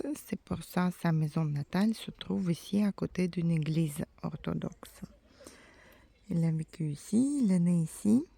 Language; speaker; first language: French; non-native, fluent; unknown